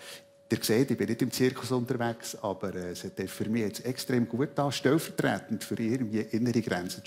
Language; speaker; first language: German; native; German